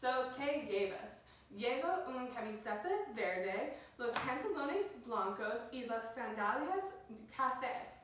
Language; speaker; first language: Spanish; non-native, learner; English